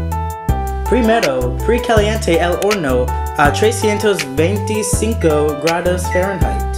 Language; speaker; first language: Spanish; non-native, learner; English